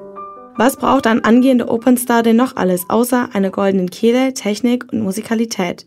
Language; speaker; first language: German; native; German